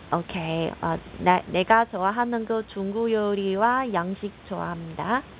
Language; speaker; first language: Korean; non-native, fluent; Chinese